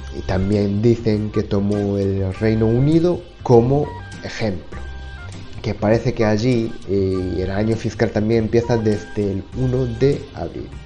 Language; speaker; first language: Spanish; non-native, fluent; Japanese